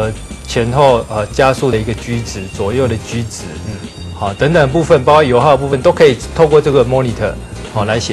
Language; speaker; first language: Chinese; native; Chinese